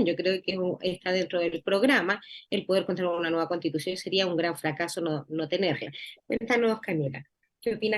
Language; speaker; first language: Spanish; native; Spanish